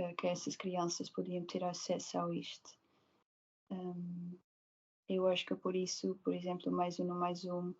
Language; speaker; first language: Portuguese; non-native, learner; Dutch